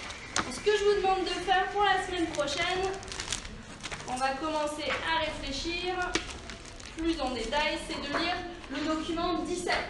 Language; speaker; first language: French; native; French